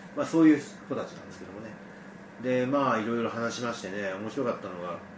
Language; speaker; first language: Japanese; native; Japanese